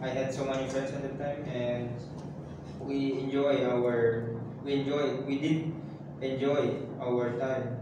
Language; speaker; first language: English; non-native, fluent; Indonesian